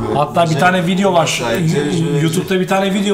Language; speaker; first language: Turkish; native; Turkish